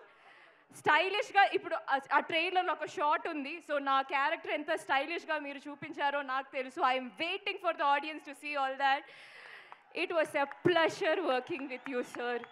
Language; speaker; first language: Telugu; non-native, learner; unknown